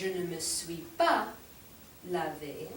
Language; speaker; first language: French; non-native, fluent; English